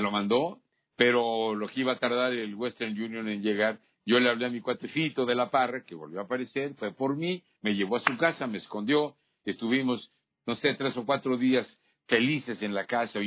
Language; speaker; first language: Spanish; native; Spanish